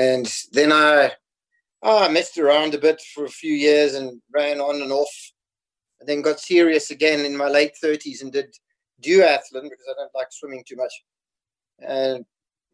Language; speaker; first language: English; native; English